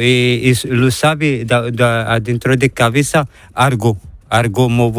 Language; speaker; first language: Spanish; non-native, learner; Arabic